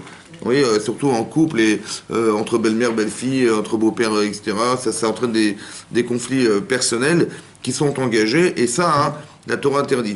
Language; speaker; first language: French; native; French